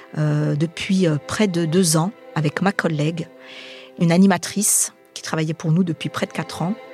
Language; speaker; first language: French; native; French